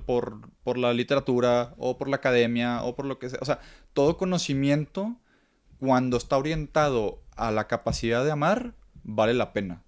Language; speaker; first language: Spanish; native; Spanish